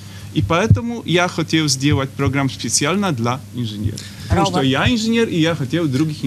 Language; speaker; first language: Russian; non-native, fluent; Polish